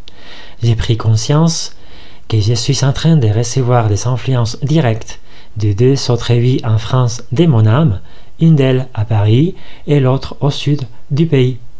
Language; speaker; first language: French; non-native, fluent; Spanish